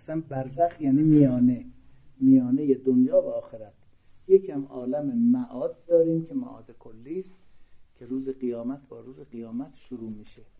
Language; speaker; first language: Persian; native; Persian